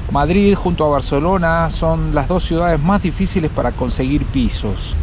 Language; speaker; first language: Spanish; native; Spanish